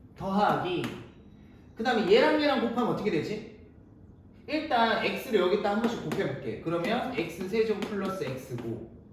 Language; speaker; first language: Korean; native; Korean